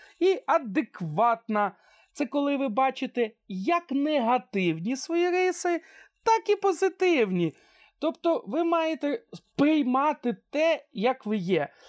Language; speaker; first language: Ukrainian; non-native, local second language; Russian